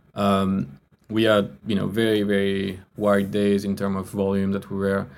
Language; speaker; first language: English; non-native, fluent; French